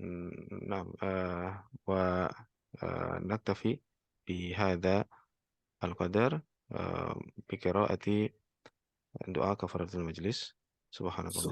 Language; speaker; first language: Arabic; non-native, learner; Indonesian